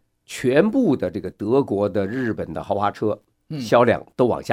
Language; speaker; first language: Chinese; native; Chinese